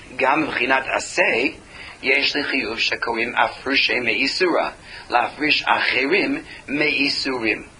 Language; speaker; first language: Hebrew; non-native, fluent; English